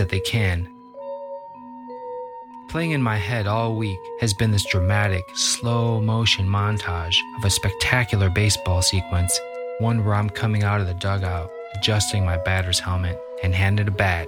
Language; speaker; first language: English; native; English